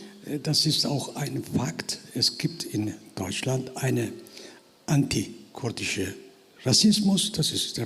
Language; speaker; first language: German; non-native, fluent; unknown